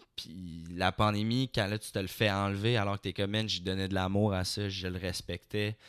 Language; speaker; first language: French; native; French